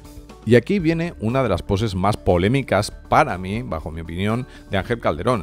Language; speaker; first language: Spanish; native; Spanish